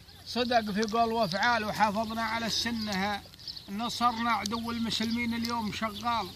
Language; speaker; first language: Arabic; native; Arabic